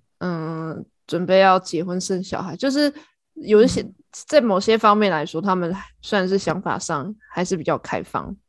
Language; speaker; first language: Chinese; native; Chinese